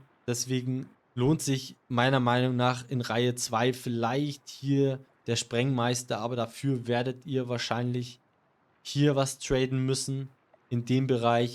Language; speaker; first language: German; native; German